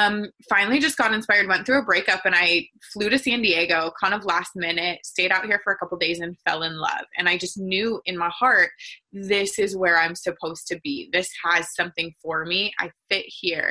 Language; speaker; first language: English; native; English